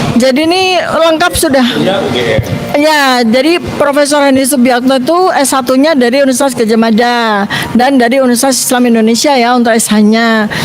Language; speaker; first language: Indonesian; native; Indonesian